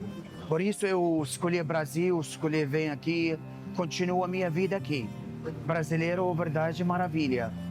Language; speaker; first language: Portuguese; non-native, learner; Arabic